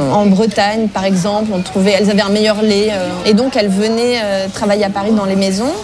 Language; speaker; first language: French; native; French